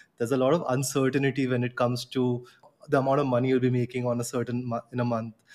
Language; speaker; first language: English; non-native, local second language; Gujarati